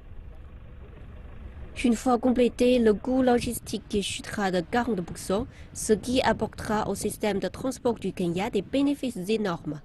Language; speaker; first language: French; non-native, fluent; Chinese